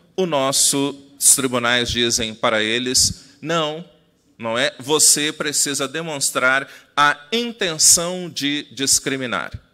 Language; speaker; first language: Portuguese; native; Portuguese